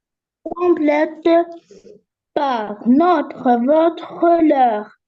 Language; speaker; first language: French; non-native, learner; Arabic